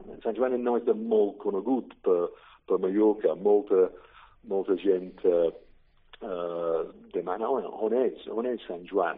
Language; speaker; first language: Catalan; non-native, learner; English